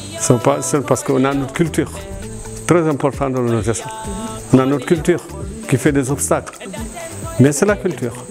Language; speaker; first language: French; non-native, local second language; Fula